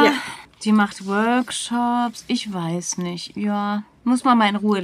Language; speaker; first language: German; native; German